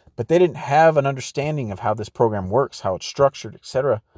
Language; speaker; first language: English; native; English